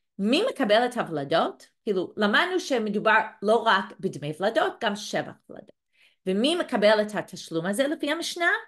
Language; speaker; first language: Hebrew; non-native, fluent; English